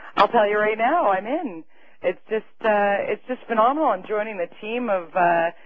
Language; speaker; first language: English; native; English